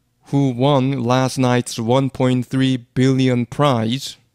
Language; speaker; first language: English; non-native, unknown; Korean